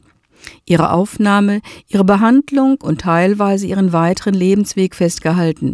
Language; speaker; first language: German; native; German